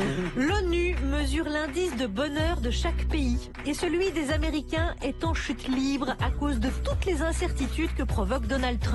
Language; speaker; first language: French; native; French